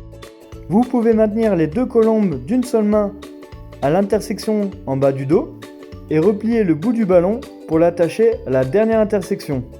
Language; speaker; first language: French; native; French